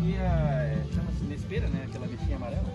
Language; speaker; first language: Portuguese; native; Portuguese